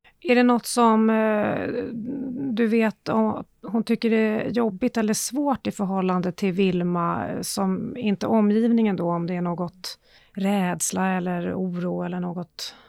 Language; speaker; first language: Swedish; native; Swedish